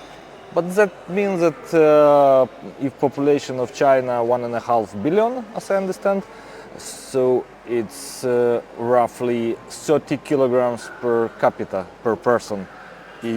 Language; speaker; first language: English; non-native, fluent; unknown